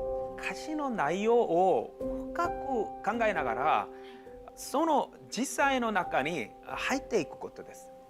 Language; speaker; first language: Japanese; non-native, learner; Korean